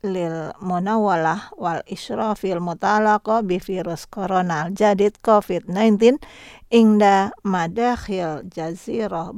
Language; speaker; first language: Arabic; non-native, fluent; Indonesian